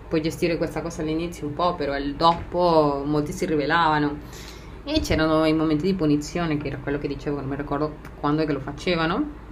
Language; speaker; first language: Italian; non-native, fluent; Spanish